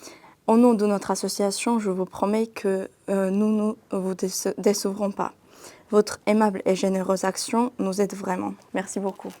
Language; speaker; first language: French; non-native, fluent; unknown